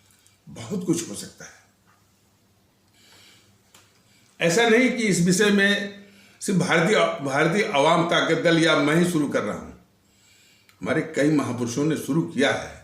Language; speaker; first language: Hindi; native; Hindi